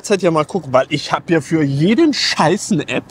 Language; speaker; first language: German; native; German